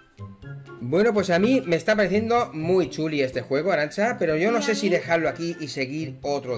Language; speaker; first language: Spanish; native; Spanish